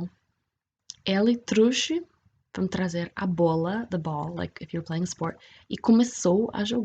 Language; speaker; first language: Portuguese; non-native, fluent; English